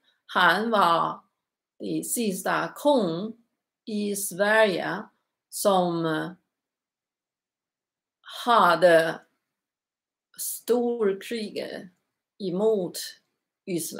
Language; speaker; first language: Swedish; non-native, learner; Chinese